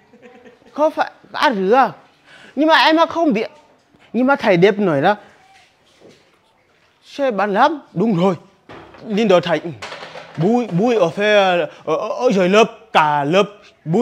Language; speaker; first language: Vietnamese; non-native, learner; Portuguese